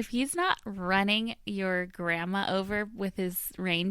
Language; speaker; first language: English; native; English